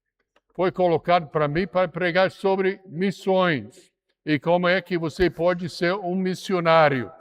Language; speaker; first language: Portuguese; non-native, fluent; English